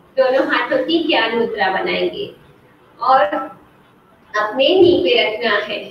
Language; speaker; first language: Hindi; non-native, local second language; Gujarati